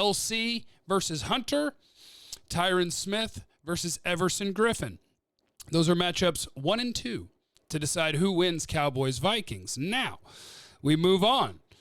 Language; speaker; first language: English; native; English